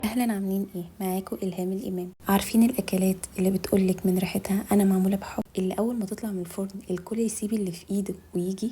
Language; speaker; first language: Arabic; native; Arabic